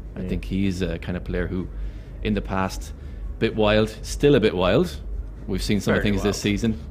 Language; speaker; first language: English; native; English